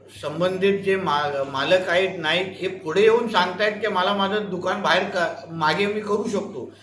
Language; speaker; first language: Marathi; native; Marathi